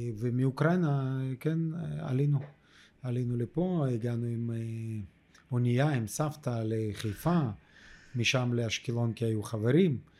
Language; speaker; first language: Hebrew; non-native, fluent; Russian